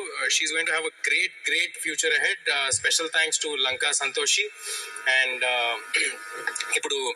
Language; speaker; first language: Telugu; native; Telugu